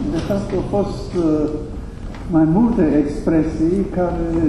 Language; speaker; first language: Romanian; non-native, fluent; German